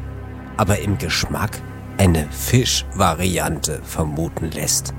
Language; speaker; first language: German; native; German